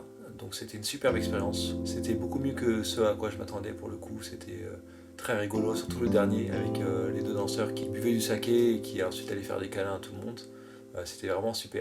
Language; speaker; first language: French; native; French